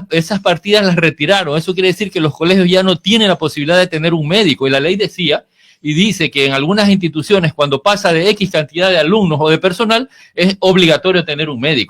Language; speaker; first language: Spanish; native; Spanish